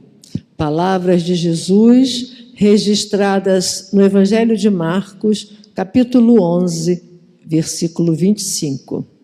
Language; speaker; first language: Portuguese; native; Portuguese